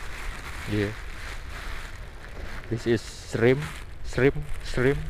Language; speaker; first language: English; non-native, learner; Indonesian